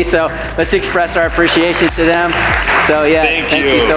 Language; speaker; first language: English; native; English